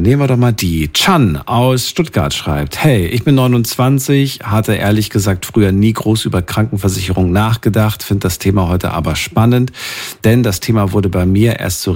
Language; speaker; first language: German; native; German